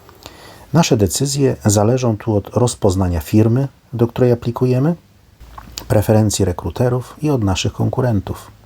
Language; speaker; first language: Polish; native; Polish